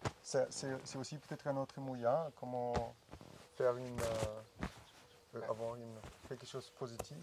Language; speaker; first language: French; non-native, fluent; German